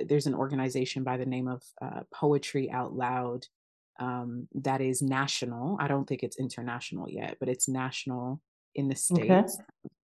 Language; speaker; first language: English; early bilingual, other home language; Akan